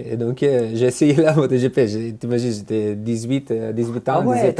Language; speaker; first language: French; non-native, fluent; Italian